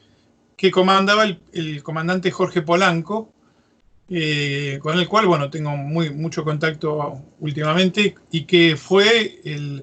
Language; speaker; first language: Spanish; native; Spanish